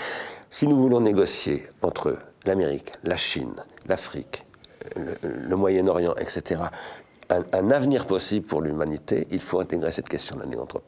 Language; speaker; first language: French; native; French